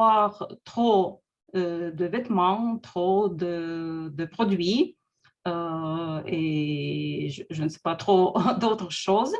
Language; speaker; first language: French; non-native, learner; Russian